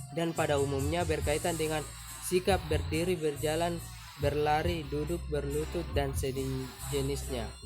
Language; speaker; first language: Indonesian; native; Indonesian